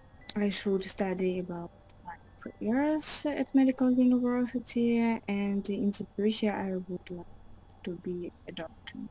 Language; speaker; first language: English; non-native, learner; Russian